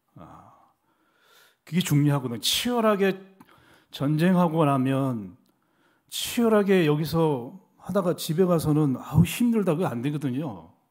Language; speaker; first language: Korean; native; Korean